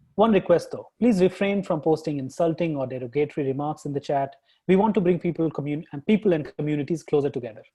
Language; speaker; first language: English; non-native, local second language; Hindi